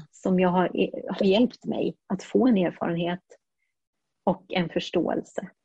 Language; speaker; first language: Swedish; early bilingual, heritage; Swedish